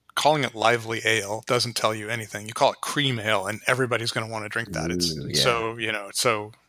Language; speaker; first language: English; native; English